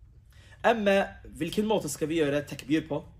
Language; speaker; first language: Norwegian; early bilingual, other home language; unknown